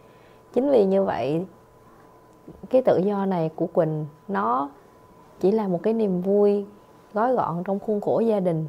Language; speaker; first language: Vietnamese; native; Vietnamese